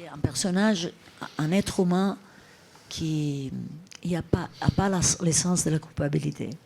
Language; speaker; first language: French; non-native, fluent; Italian